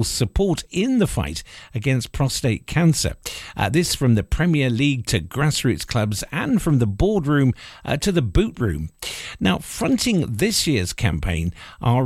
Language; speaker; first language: English; native; English